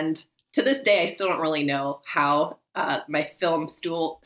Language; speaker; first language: English; native; English